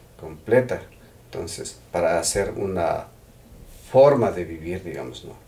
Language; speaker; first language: Spanish; non-native, local second language; Quechua